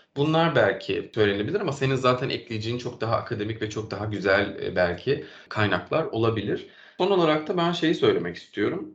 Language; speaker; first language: Turkish; native; Turkish